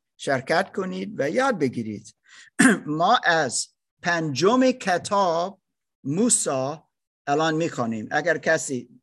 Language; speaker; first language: Persian; non-native, learner; German